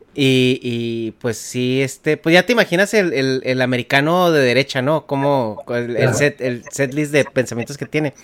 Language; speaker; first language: Spanish; native; Spanish